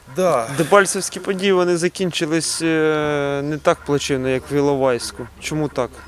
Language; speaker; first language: Ukrainian; native; Ukrainian